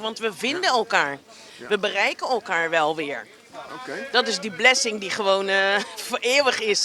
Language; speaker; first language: Dutch; native; Dutch